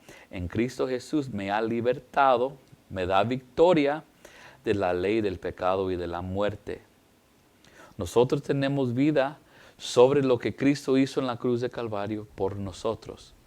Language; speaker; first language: Spanish; early bilingual, heritage; English